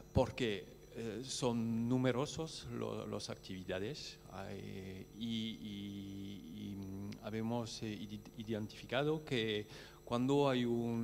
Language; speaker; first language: Spanish; non-native, learner; French